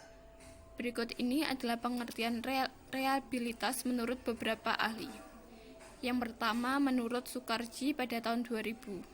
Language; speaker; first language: Indonesian; native; Indonesian